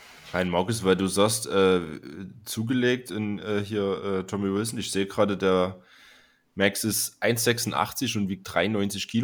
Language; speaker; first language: German; native; German